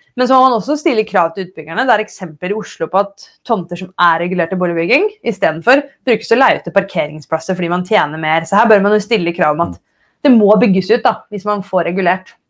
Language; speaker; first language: Norwegian; native; Norwegian